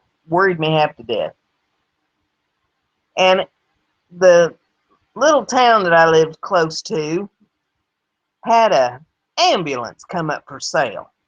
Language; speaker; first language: English; native; English